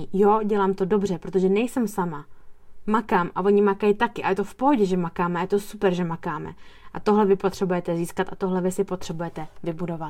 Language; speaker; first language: Czech; native; Czech